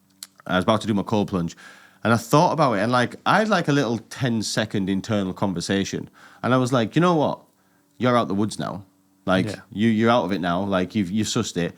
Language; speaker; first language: English; native; English